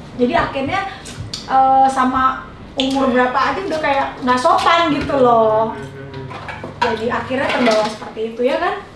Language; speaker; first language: Indonesian; native; Indonesian